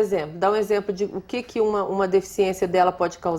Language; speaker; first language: Portuguese; native; Portuguese